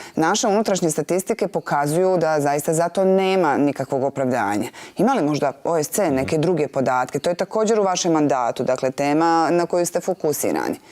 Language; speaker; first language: Bosnian; native; Bosnian